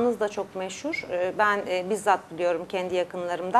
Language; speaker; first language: Turkish; native; Turkish